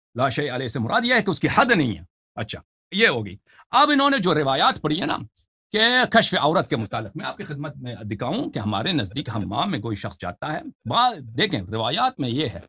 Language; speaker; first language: Urdu; non-native, fluent; Persian